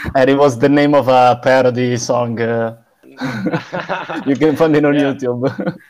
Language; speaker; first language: English; non-native, fluent; Italian